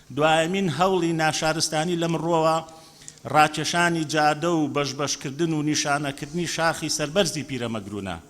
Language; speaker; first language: Central Kurdish; non-native, local second language; Assyrian Neo-Aramaic